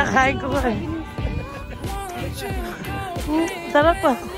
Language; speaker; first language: Filipino; native; Filipino